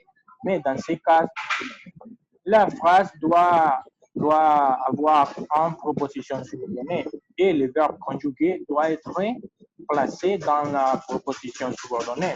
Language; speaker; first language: French; non-native, learner; Spanish